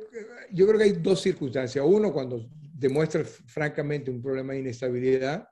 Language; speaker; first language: Spanish; native; Spanish